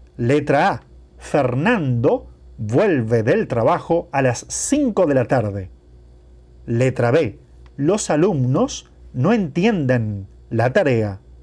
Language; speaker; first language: Spanish; non-native, fluent; Portuguese